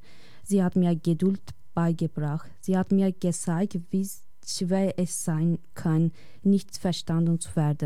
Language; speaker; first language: German; non-native, fluent; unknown